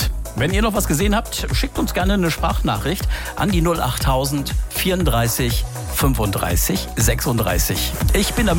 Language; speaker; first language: German; native; German